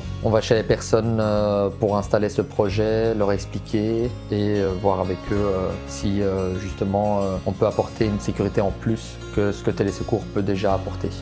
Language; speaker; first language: French; native; French